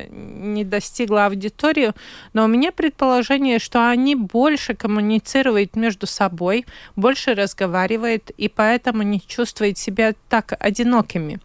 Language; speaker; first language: Russian; non-native, local second language; Latvian